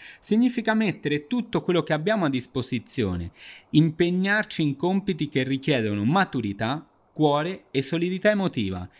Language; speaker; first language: Italian; non-native, fluent; Spanish